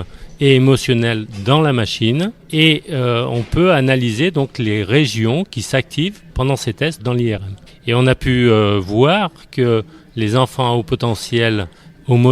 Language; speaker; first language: French; native; French